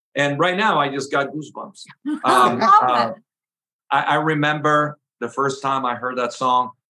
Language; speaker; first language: English; early bilingual, other home language; Spanish